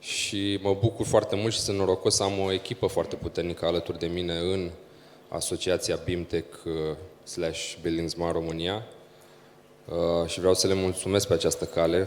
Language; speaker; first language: Romanian; native; Romanian